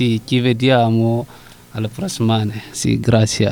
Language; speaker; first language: Italian; non-native, learner; Susu